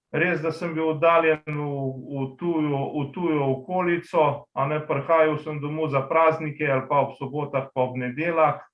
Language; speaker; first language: Slovenian; native; Slovenian